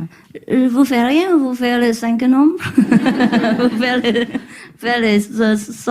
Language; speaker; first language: French; non-native, fluent; Vietnamese